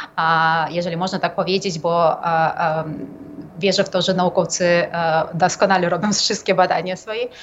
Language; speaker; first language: Polish; non-native, fluent; Ukrainian